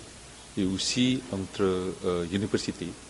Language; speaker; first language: French; non-native, learner; Indonesian